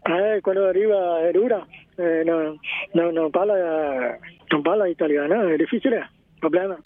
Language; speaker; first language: Italian; non-native, learner; Vietnamese